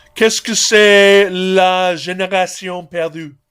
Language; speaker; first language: French; non-native, learner; English